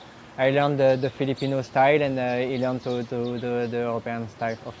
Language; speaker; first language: English; non-native, learner; French